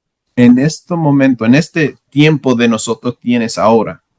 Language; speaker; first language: Spanish; non-native, learner; English